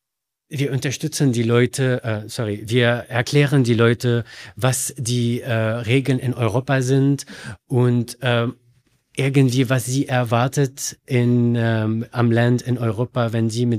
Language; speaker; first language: German; non-native, learner; Arabic